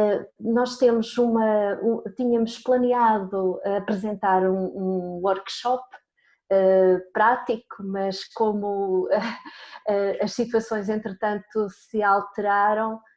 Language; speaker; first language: Portuguese; native; Portuguese